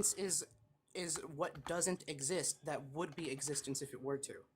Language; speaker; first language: English; native; English